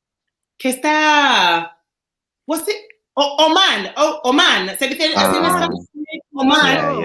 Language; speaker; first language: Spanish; non-native, fluent; English